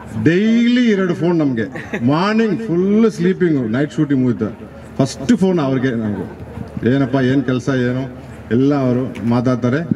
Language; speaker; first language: Kannada; non-native, learner; Tamil